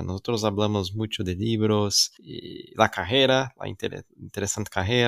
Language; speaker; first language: Spanish; non-native, learner; Portuguese